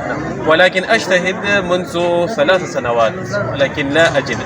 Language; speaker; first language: Arabic; non-native, fluent; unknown